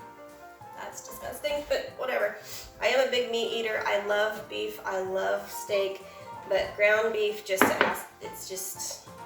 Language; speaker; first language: English; native; English